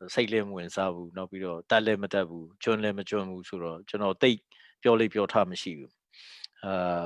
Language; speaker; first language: Burmese; non-native, local second language; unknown